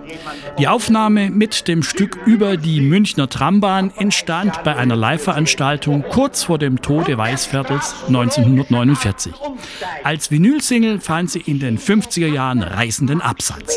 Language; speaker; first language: German; native; German